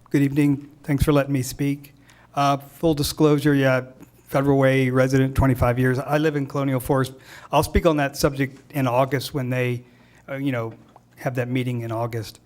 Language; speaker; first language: English; native; English